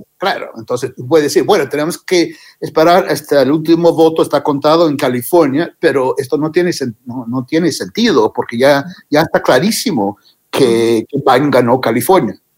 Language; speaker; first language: Spanish; non-native, fluent; English